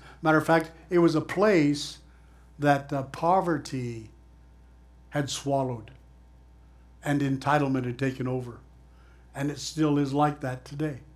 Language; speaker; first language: English; native; English